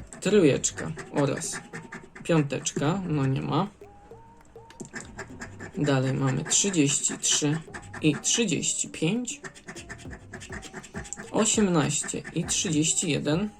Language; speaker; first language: Polish; native; Polish